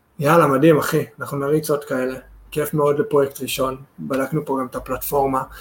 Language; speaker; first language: Hebrew; non-native, fluent; English